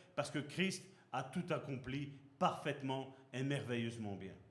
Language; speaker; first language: French; native; French